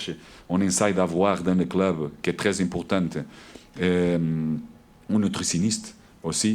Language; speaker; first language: French; non-native, learner; Portuguese